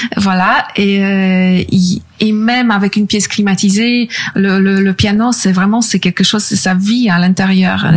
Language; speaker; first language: French; non-native, fluent; Polish